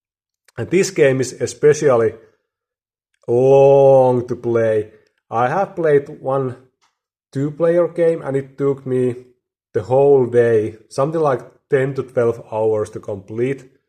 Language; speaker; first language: English; non-native, fluent; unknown